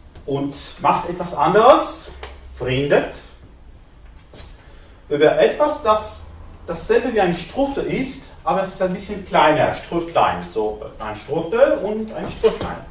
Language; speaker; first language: German; non-native, fluent; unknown